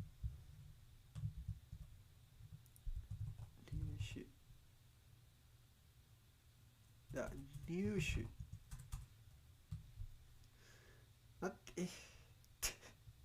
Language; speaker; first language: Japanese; non-native, learner; Spanish